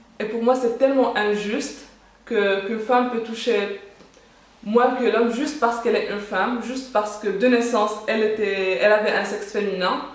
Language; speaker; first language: French; non-native, local second language; Arabic